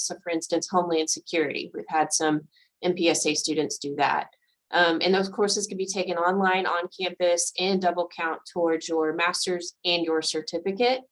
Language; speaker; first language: English; native; English